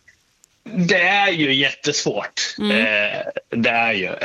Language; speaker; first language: Swedish; early bilingual, other home language; Bosnian